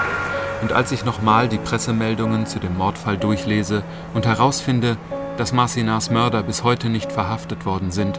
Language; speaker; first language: German; native; German